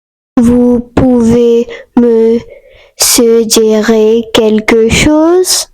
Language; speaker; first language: French; non-native, learner; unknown